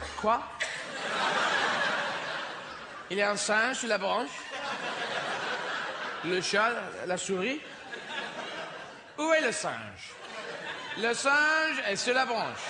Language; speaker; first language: French; non-native, learner; English